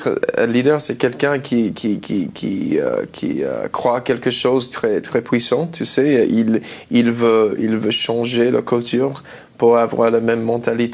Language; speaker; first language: French; non-native, learner; English